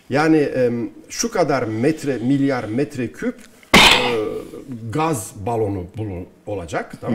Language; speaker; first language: Turkish; native; Turkish